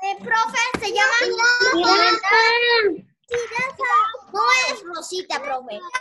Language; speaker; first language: Spanish; native; Spanish